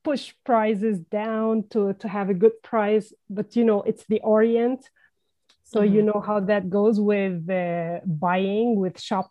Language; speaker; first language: English; non-native, fluent; Arabic